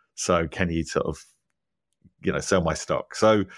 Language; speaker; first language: English; native; English